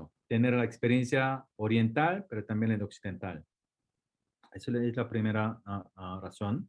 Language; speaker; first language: Spanish; non-native, fluent; Korean